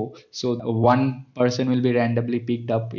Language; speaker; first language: English; non-native, local second language; Bangla